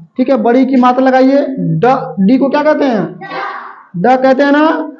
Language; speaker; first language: Hindi; native; Hindi